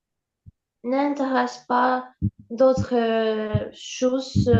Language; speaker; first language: French; non-native, learner; Ukrainian